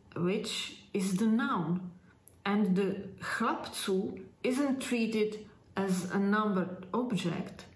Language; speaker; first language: English; non-native, fluent; Czech